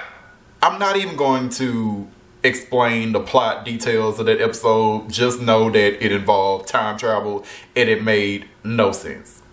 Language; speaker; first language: English; native; English